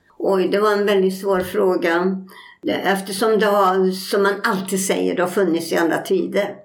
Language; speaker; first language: Swedish; native; Swedish